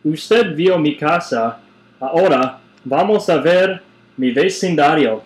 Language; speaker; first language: Spanish; non-native, learner; English